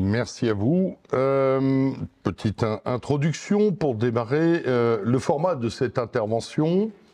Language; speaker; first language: French; native; French